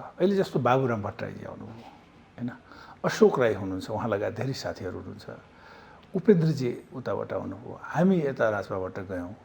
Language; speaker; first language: Nepali; non-native, local second language; Maithili